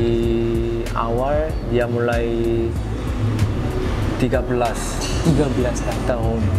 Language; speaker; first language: Indonesian; non-native, fluent; Korean